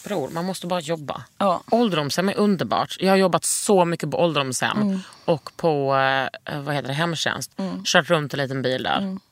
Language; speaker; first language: Swedish; native; Swedish